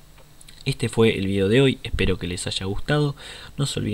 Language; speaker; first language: Spanish; native; Spanish